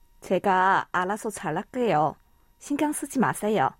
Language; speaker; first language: Korean; non-native, fluent; Chinese